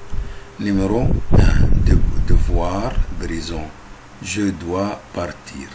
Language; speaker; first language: French; non-native, fluent; Arabic